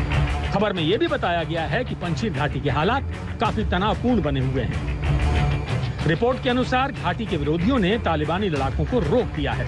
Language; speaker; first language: Hindi; native; Hindi